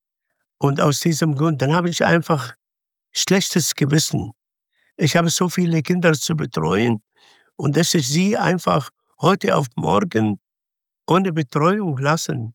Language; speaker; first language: German; non-native, fluent; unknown